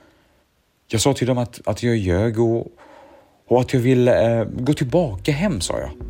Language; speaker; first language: Swedish; early bilingual, other home language; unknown